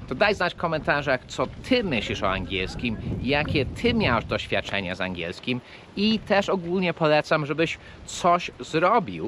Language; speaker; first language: Polish; early bilingual, heritage; English